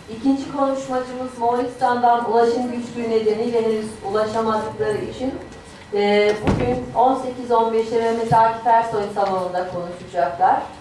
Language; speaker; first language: Turkish; native; Turkish